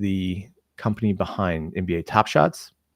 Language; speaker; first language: English; native; English